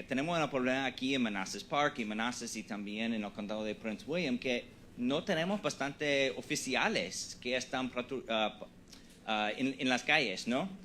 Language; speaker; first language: Spanish; non-native, fluent; English